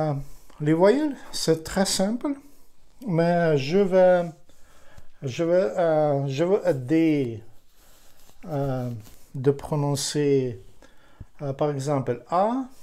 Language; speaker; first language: French; non-native, fluent; Ukrainian